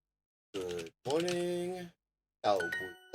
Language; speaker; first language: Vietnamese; non-native, learner; English